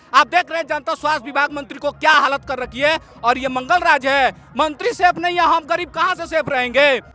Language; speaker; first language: Hindi; native; Hindi